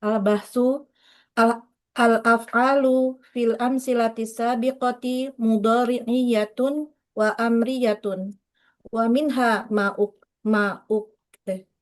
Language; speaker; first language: Arabic; non-native, learner; Indonesian